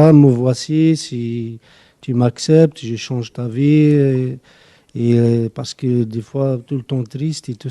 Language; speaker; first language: French; non-native, local second language; Arabic